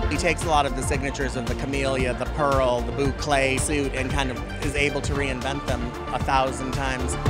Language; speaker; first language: English; native; English